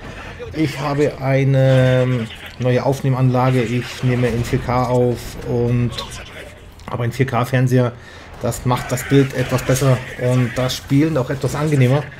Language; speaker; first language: German; native; German